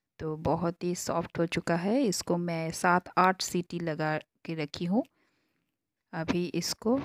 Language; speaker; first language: Hindi; non-native, local second language; Bangla